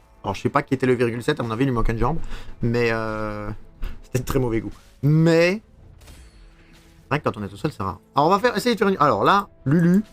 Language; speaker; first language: French; native; French